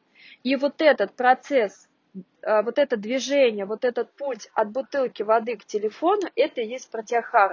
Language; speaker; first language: Russian; native; Russian